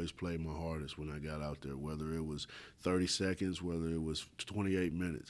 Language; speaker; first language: English; native; English